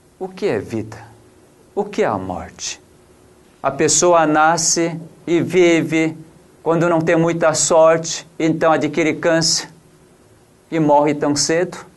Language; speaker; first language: Portuguese; non-native, fluent; Korean